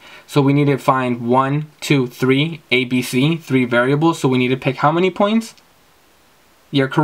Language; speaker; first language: English; native; English